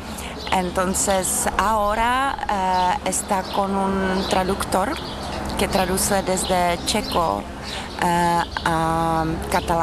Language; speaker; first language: Spanish; non-native, learner; Czech